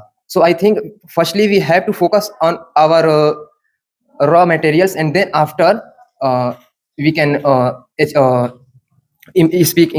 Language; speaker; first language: English; non-native, learner; Hindi